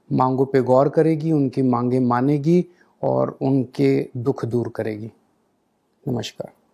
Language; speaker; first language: Hindi; native; Hindi